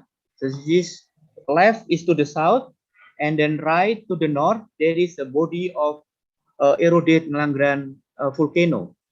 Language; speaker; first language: English; non-native, fluent; Indonesian